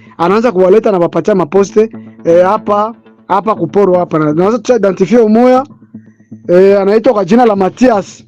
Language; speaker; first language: Swahili; native; Swahili